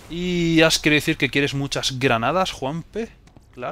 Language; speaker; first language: Spanish; native; Spanish